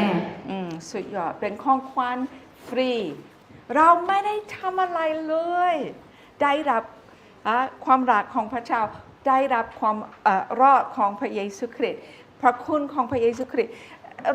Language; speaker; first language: Thai; non-native, fluent; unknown